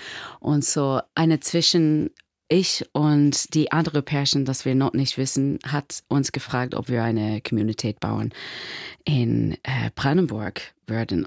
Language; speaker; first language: German; non-native, learner; English